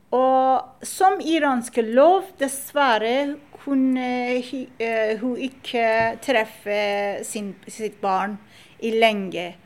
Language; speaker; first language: Norwegian; non-native, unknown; Persian